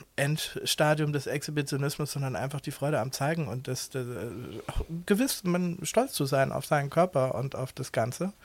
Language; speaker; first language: German; native; German